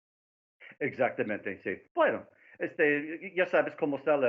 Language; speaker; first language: Spanish; non-native, fluent; English